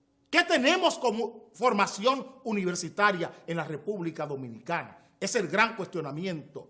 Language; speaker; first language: Spanish; native; Spanish